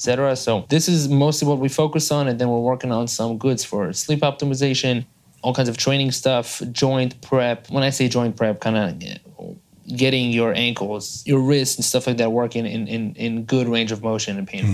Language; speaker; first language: English; non-native, fluent; Hebrew